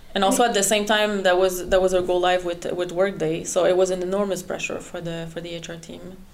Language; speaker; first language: English; non-native, fluent; French